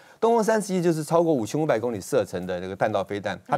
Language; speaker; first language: Chinese; native; Chinese